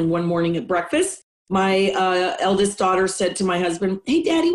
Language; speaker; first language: English; non-native, fluent; Spanish